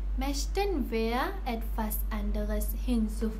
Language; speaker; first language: German; non-native, learner; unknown